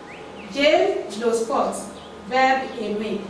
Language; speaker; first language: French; non-native, fluent; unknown